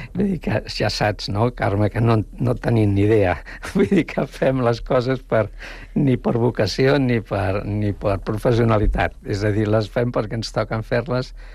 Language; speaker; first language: Catalan; non-native, local second language; Spanish